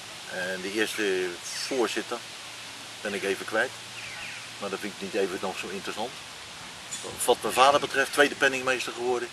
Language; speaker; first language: Dutch; native; Dutch